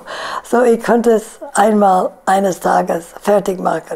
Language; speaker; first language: German; non-native, fluent; English